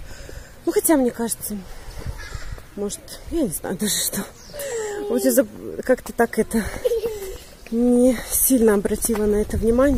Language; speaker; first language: Russian; native; Russian